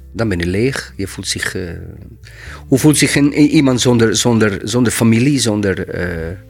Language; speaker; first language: Dutch; non-native, fluent; Bosnian